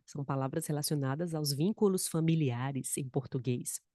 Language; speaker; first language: Portuguese; non-native, fluent; Spanish